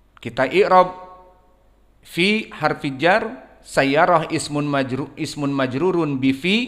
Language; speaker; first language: Arabic; non-native, fluent; Indonesian